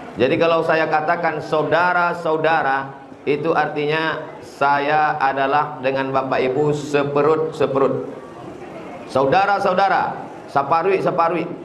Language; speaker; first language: Indonesian; native; Indonesian